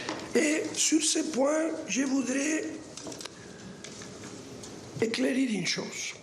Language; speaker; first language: French; non-native, fluent; Spanish